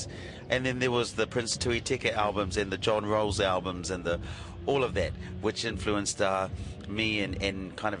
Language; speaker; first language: English; native; English